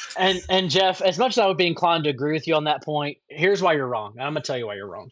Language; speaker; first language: English; native; English